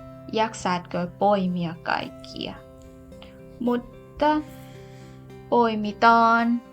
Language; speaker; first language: Finnish; non-native, learner; Thai